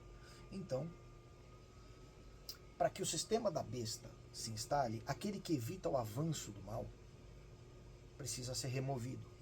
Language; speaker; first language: Portuguese; native; Portuguese